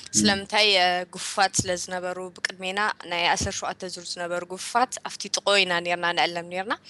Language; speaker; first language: Tigrinya; early bilingual, heritage; Tigrinya